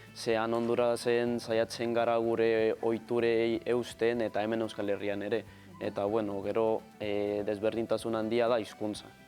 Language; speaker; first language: Basque; non-native, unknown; Spanish